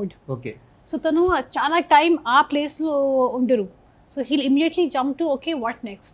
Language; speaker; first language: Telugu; non-native, local second language; Hindi